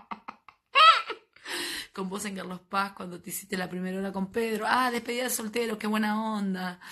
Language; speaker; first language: Spanish; native; Spanish